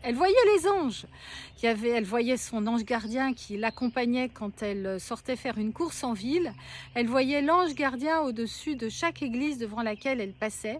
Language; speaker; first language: French; native; French